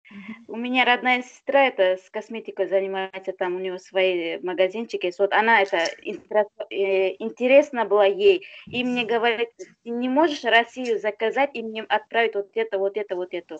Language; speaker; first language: Russian; non-native, learner; Uzbek